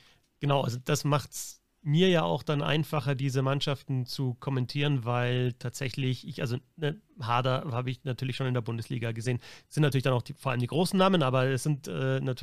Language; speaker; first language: German; native; German